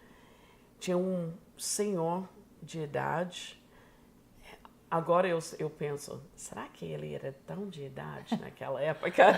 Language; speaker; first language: Portuguese; non-native, fluent; English